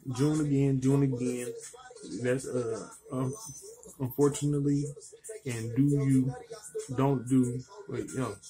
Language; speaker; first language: English; native; English